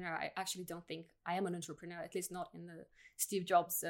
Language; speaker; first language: English; non-native, fluent; Russian